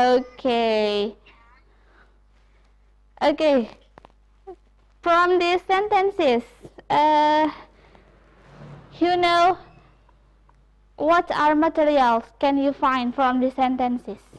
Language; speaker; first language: English; non-native, fluent; Indonesian